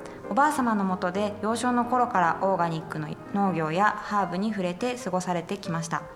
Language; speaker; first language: Japanese; native; Japanese